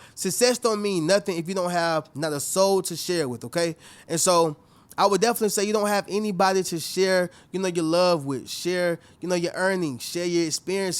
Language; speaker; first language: English; native; English